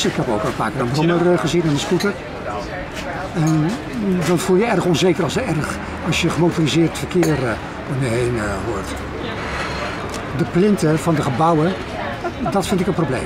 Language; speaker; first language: Dutch; native; Dutch